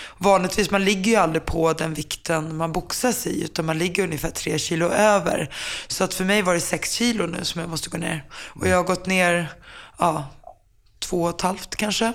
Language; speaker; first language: Swedish; early bilingual, other home language; Finnish